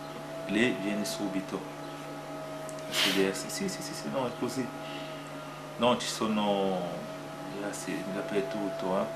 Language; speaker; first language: Italian; non-native, fluent; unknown